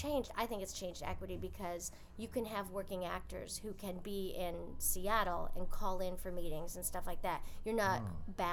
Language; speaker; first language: English; native; English